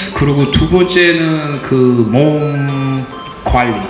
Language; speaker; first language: Korean; non-native, fluent; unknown